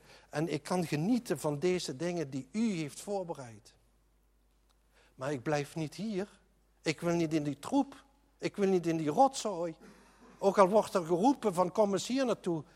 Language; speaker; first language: Dutch; native; Dutch